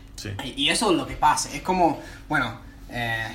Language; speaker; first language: Spanish; non-native, fluent; English